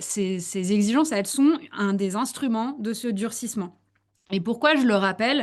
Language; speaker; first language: French; native; French